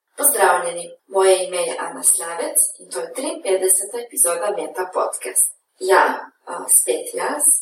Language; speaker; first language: Slovenian; native; Slovenian